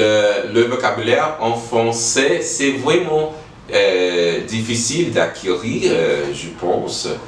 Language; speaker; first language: French; non-native, learner; English